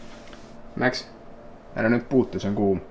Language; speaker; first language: Estonian; native; Estonian